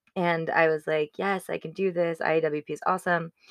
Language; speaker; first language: English; native; English